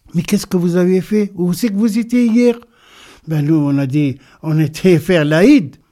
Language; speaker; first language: French; non-native, local second language; Arabic